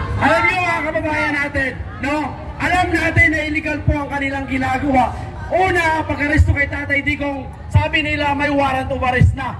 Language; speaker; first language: Filipino; native; Filipino